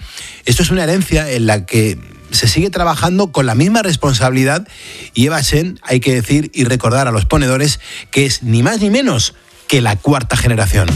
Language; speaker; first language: Spanish; native; Spanish